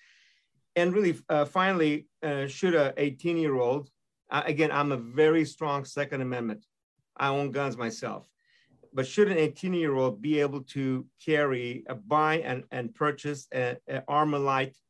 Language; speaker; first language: English; non-native, fluent; Persian